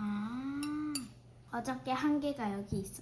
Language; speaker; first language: Korean; early bilingual, other home language; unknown